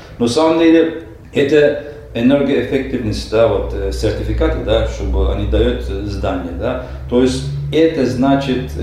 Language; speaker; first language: Russian; non-native, learner; Turkish